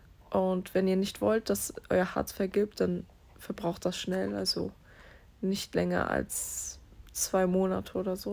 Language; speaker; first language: German; native; German